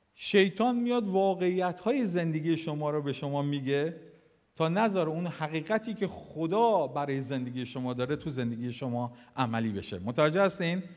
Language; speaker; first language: Persian; native; Persian